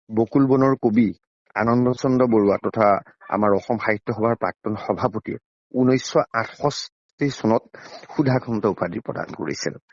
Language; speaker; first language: Assamese; native; Assamese